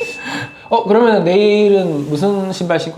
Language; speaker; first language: Korean; native; Korean